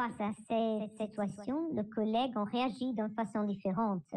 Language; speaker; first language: French; non-native, learner; Italian